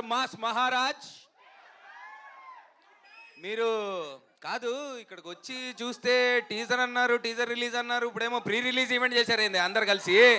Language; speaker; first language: Telugu; native; Telugu